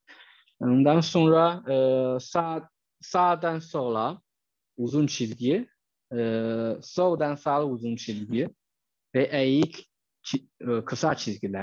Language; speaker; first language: Turkish; non-native, fluent; Chinese